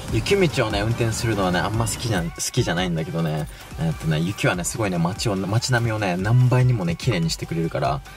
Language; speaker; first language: Japanese; native; Japanese